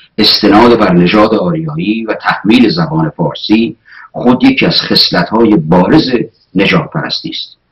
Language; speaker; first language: Persian; native; Persian